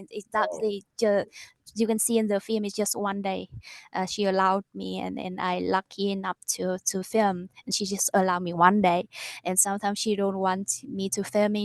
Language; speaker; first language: English; non-native, learner; Vietnamese